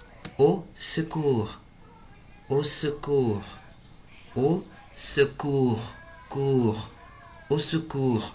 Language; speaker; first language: French; non-native, fluent; Arabic